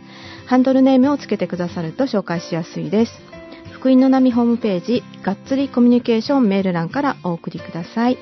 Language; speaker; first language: Japanese; native; Japanese